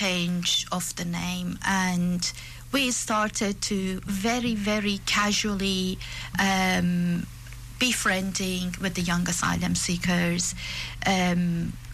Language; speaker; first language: English; non-native, fluent; Persian